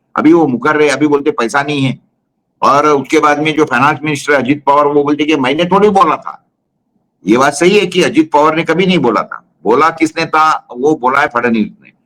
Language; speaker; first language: Hindi; non-native, local second language; Marathi